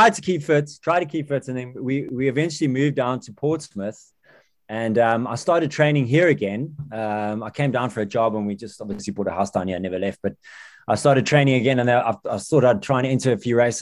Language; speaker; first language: English; native; English